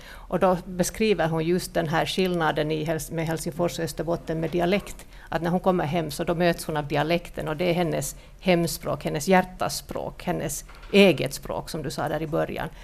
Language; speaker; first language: Swedish; native; Swedish